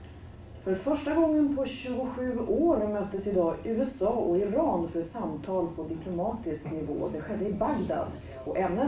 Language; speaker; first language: Swedish; native; Swedish